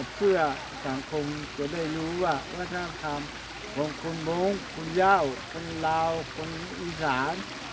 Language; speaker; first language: Thai; non-native, local second language; Hmong